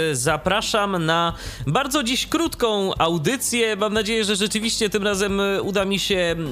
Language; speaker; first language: Polish; native; Polish